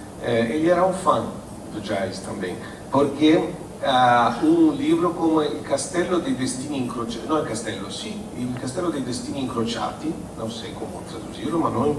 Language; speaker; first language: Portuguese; non-native, fluent; Italian